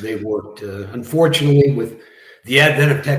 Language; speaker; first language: English; native; English